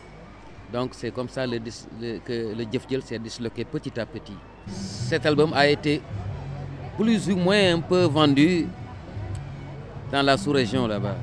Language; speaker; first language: French; non-native, local second language; Wolof